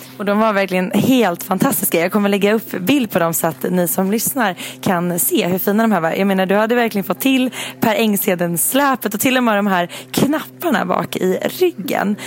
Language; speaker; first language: Swedish; native; Swedish